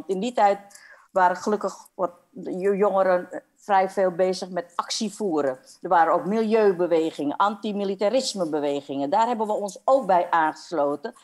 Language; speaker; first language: Dutch; non-native, fluent; Indonesian